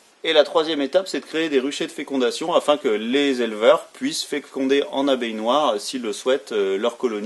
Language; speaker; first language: French; native; French